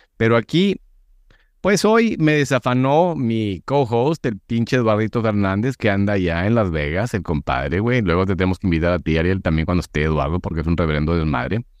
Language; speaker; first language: Spanish; native; Spanish